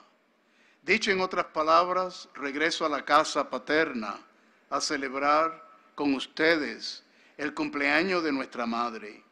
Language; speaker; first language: Spanish; native; Spanish